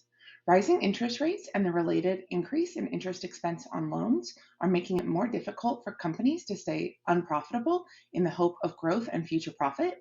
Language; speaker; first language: English; native; English